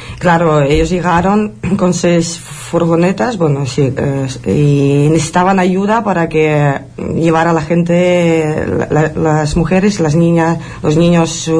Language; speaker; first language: Spanish; non-native, fluent; Ukrainian